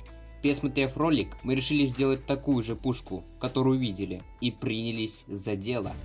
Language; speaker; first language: Russian; native; Russian